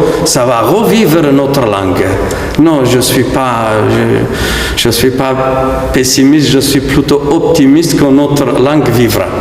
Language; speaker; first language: French; non-native, fluent; Aramaic